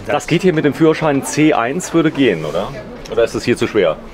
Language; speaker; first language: German; native; German